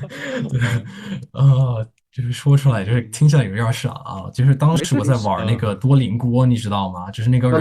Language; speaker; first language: Chinese; non-native, fluent; English